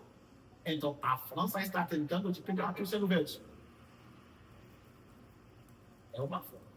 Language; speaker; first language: Portuguese; non-native, fluent; Haitian Creole